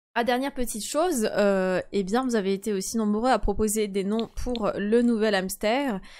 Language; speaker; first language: French; early bilingual, other home language; Polish